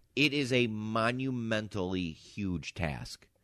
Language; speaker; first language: English; early bilingual, other home language; Italian